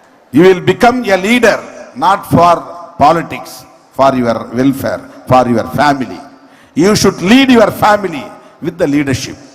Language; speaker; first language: English; non-native, local second language; Tamil